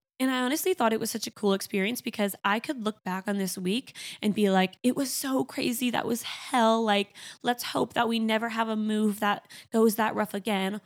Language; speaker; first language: English; native; English